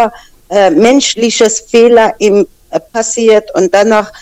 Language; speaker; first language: German; non-native, fluent; Persian